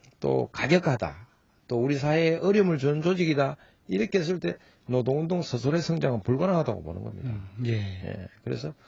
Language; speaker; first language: Korean; native; Korean